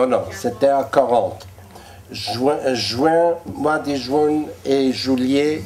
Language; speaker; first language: French; non-native, learner; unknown